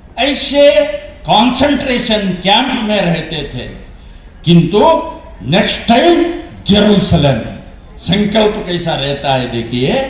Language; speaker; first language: Hindi; non-native, local second language; Konkani